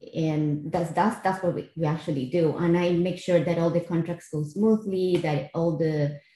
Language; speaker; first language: English; non-native, fluent; Spanish